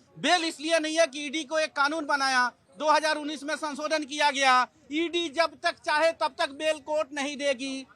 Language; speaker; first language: Hindi; native; Hindi